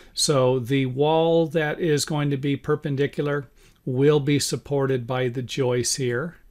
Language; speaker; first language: English; native; English